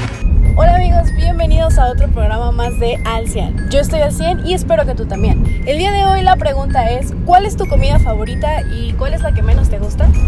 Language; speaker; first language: Spanish; native; Spanish